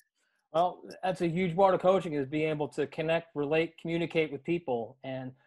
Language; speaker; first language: English; native; English